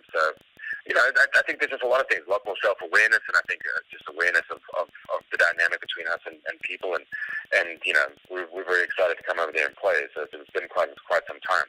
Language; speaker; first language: English; native; English